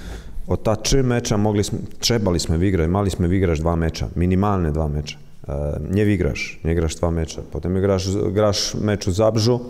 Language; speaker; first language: Polish; non-native, learner; Croatian